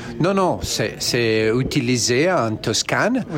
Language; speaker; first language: French; non-native, learner; Italian